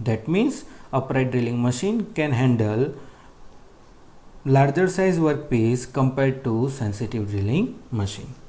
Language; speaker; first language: English; non-native, local second language; Gujarati